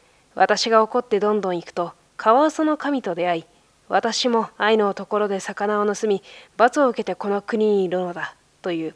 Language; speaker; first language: Japanese; native; Japanese